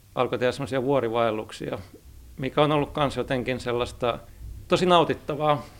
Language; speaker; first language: Finnish; native; Finnish